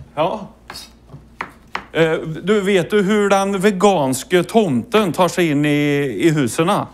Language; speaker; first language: Swedish; native; Swedish